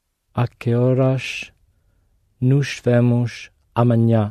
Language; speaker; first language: Portuguese; non-native, learner; English